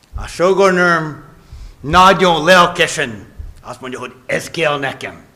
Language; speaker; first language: Hungarian; non-native, fluent; English